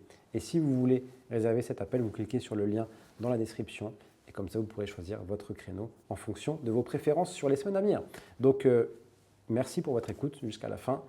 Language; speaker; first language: French; native; French